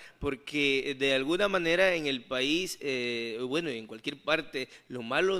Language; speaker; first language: Spanish; native; Spanish